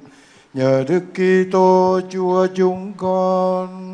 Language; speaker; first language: Vietnamese; native; Vietnamese